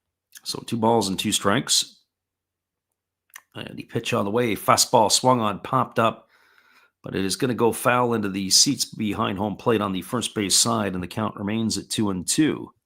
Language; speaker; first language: English; native; English